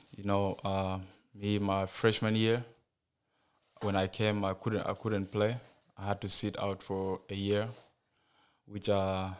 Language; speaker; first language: English; non-native, fluent; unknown